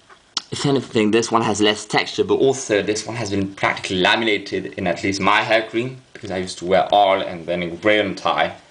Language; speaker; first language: English; non-native, fluent; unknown